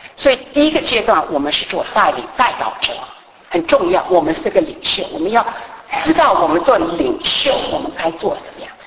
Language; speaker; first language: Chinese; native; Chinese